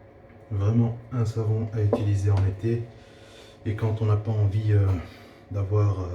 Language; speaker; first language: French; native; French